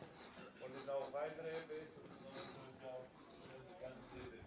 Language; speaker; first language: German; non-native, fluent; Serbian